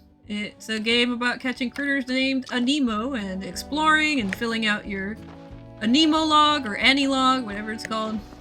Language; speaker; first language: English; native; English